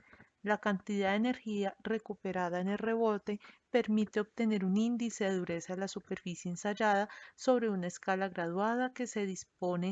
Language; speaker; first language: Spanish; native; Spanish